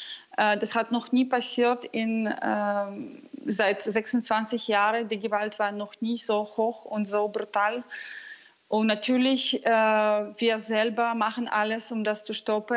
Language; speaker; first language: German; non-native, fluent; Russian